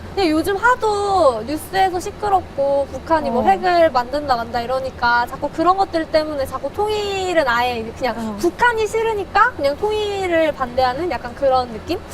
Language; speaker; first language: Korean; native; Korean